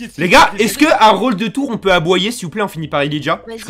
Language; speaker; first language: French; native; French